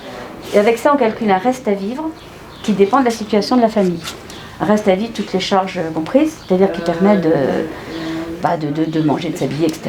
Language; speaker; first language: French; native; French